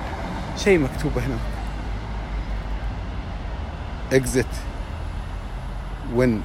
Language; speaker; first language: Arabic; native; Arabic